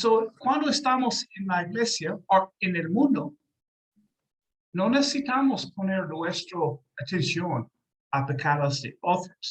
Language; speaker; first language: Spanish; non-native, learner; English